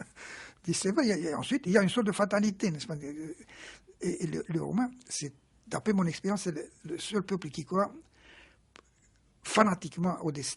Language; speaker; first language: French; non-native, fluent; Romanian